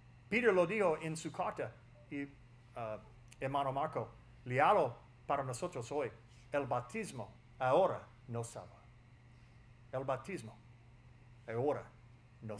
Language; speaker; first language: Spanish; non-native, fluent; English